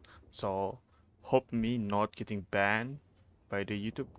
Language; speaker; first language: English; non-native, learner; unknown